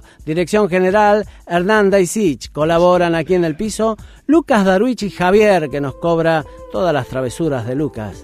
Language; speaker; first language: Spanish; native; Spanish